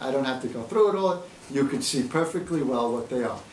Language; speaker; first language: English; native; English